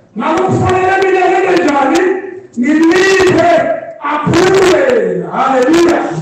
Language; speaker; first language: Zulu; non-native, local second language; Swati